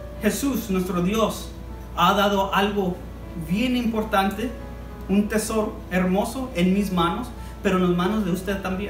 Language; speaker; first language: Spanish; early bilingual, heritage; Spanish